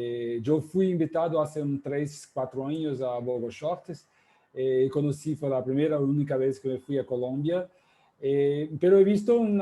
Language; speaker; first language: Spanish; non-native, fluent; Portuguese